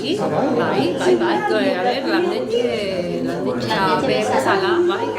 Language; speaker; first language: Basque; non-native, local second language; Spanish